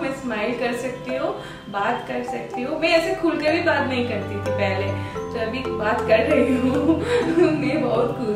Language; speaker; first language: Hindi; non-native, local second language; Bangla